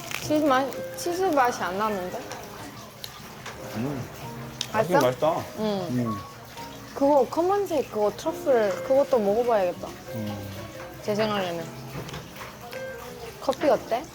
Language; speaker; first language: Korean; non-native, learner; Greek